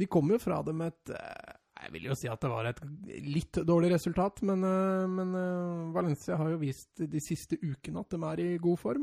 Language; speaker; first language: Norwegian; native; Norwegian